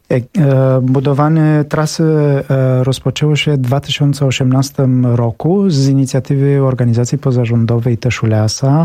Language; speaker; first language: Polish; non-native, fluent; Romanian